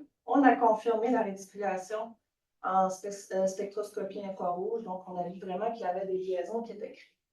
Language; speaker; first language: French; native; French